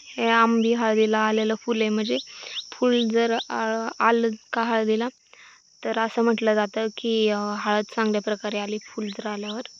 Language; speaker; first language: Marathi; non-native, local second language; Lambadi